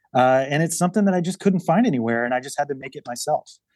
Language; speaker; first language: English; native; English